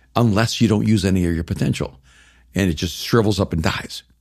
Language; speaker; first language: English; early bilingual, other home language; Spanish